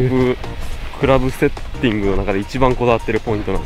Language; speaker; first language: Japanese; native; Japanese